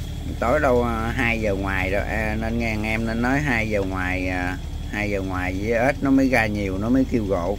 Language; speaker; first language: Vietnamese; native; Vietnamese